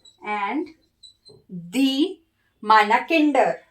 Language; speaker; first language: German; non-native, learner; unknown